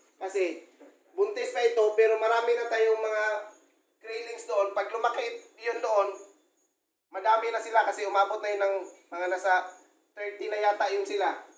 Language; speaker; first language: Filipino; non-native, local second language; Cebuano